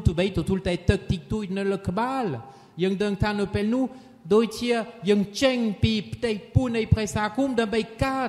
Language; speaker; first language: Khmer; non-native, fluent; French